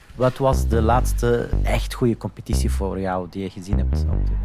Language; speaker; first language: Dutch; non-native, fluent; Arabic